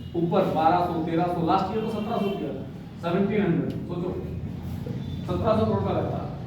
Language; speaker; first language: Hindi; native; Hindi